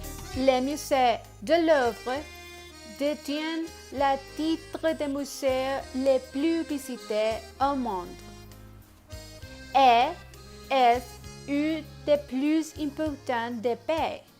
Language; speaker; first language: French; non-native, learner; Spanish